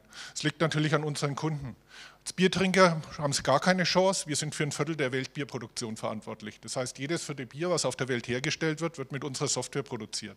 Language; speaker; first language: German; native; German